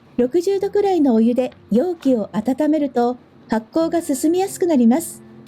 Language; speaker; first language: Japanese; native; Japanese